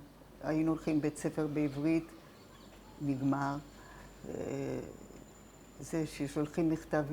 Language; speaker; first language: Hebrew; non-native, fluent; Italian